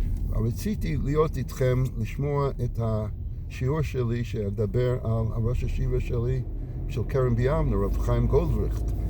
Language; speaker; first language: Hebrew; non-native, fluent; English